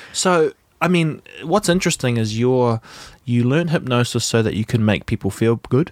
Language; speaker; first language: English; native; English